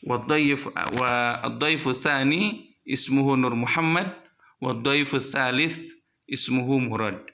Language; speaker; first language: Arabic; non-native, fluent; Indonesian